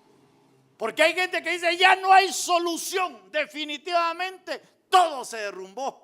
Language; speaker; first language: Spanish; native; Spanish